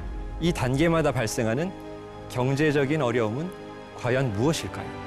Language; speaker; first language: Korean; native; Korean